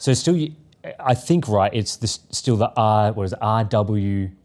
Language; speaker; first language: English; native; English